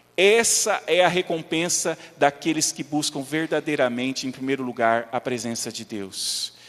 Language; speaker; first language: Portuguese; native; Portuguese